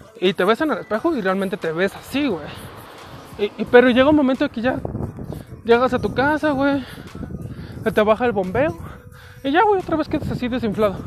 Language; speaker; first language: Spanish; native; Spanish